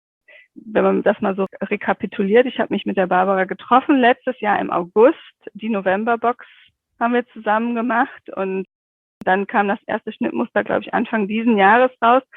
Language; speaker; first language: German; native; German